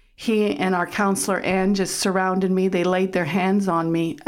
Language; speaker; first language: English; early bilingual, other home language; German